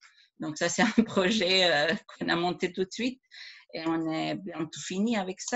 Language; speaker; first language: French; non-native, fluent; Croatian